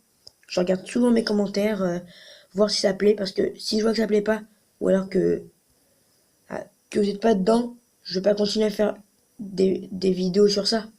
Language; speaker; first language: French; native; French